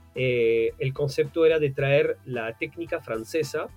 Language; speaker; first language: Spanish; non-native, fluent; French